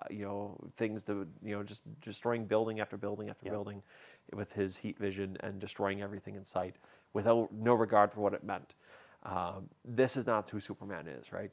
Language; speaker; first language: English; native; English